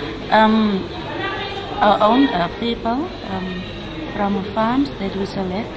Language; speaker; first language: English; non-native, local second language; Afrikaans